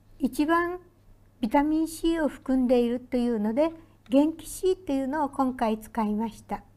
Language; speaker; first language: Japanese; native; Japanese